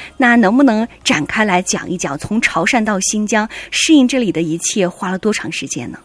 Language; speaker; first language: Chinese; native; Chinese